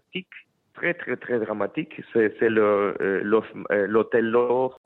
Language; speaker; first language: French; non-native, fluent; Spanish